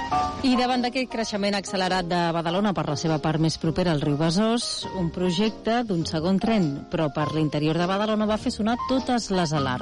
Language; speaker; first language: Catalan; native; Catalan